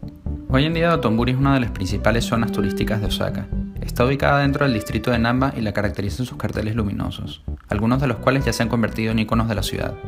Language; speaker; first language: Spanish; native; Spanish